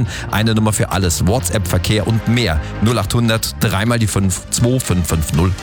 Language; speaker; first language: German; native; German